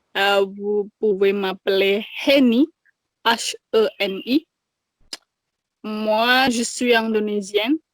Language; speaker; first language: French; non-native, learner; Indonesian